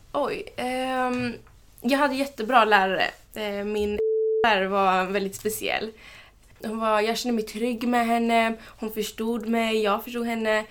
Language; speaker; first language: Swedish; early bilingual, other home language; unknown